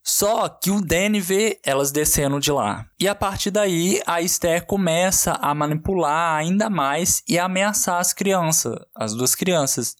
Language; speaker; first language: Portuguese; native; Portuguese